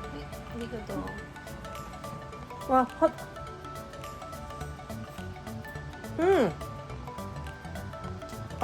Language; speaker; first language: Japanese; non-native, learner; English